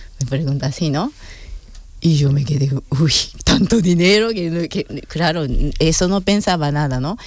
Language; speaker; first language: Spanish; non-native, fluent; Japanese